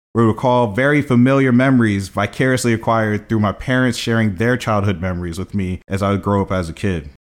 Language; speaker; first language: English; native; English